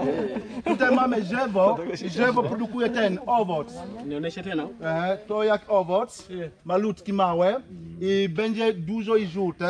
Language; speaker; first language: Polish; non-native, learner; Swahili